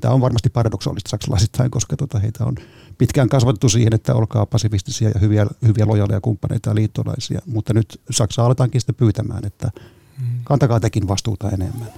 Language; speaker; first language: Finnish; native; Finnish